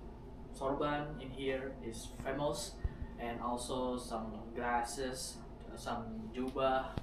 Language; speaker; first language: English; non-native, learner; Indonesian